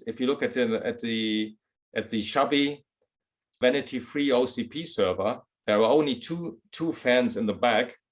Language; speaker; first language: English; non-native, fluent; German